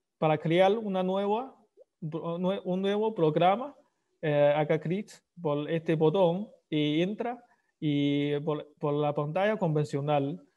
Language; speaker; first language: Spanish; non-native, fluent; Chinese